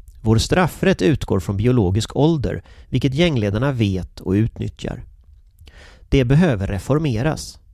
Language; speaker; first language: Swedish; native; Swedish